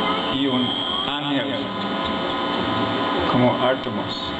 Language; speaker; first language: Spanish; non-native, fluent; English